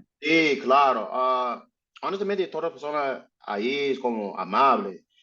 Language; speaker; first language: Spanish; non-native, learner; English